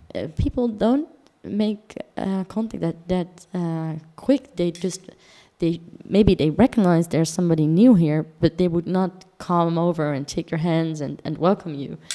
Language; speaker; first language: English; non-native, fluent; Dutch